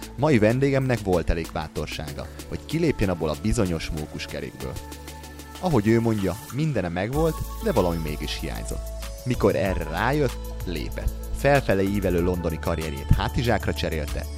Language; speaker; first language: Hungarian; native; Hungarian